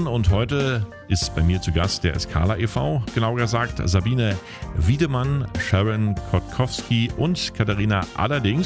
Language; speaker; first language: German; native; German